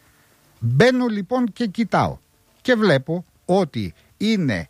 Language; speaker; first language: Greek; native; Greek